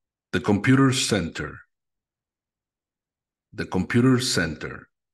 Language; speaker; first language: English; non-native, fluent; Spanish